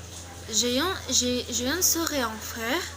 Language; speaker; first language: French; non-native, learner; Indonesian